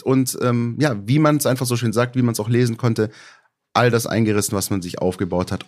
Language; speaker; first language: German; native; German